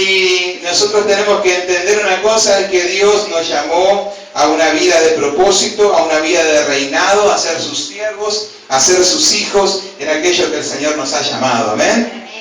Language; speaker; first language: Spanish; native; Spanish